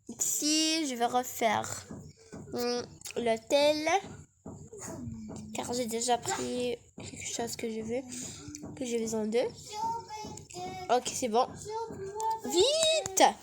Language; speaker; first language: French; non-native, learner; Arabic